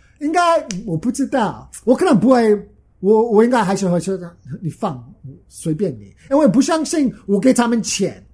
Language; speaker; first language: Chinese; non-native, fluent; English